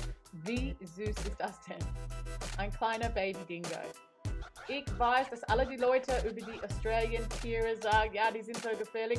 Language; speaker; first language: German; non-native, fluent; English